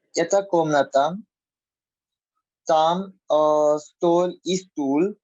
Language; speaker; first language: Russian; non-native, learner; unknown